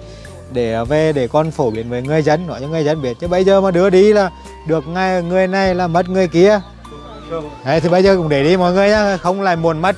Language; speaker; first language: Vietnamese; native; Vietnamese